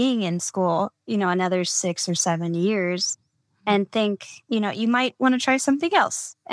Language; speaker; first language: English; native; English